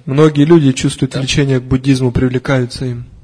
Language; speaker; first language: Russian; native; Russian